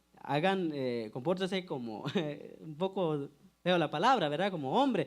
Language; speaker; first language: Spanish; native; Spanish